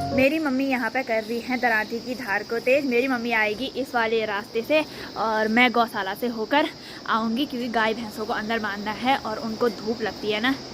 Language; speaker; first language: Hindi; native; Hindi